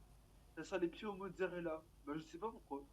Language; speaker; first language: French; native; French